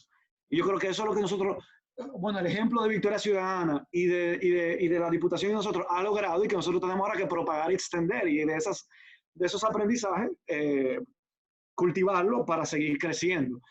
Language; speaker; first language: Spanish; native; Spanish